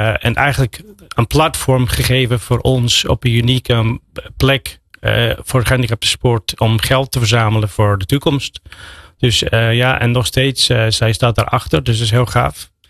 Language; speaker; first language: Dutch; non-native, fluent; English